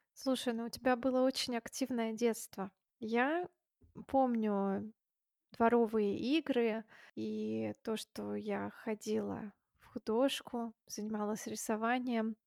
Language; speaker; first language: Russian; native; Russian